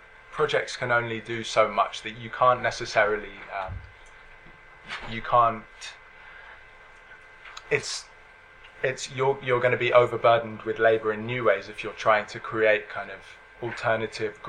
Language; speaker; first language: English; native; English